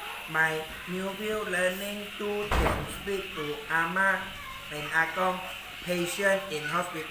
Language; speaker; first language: English; non-native, local second language; Min Nan Chinese